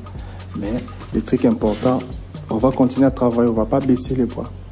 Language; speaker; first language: French; non-native, local second language; Lingala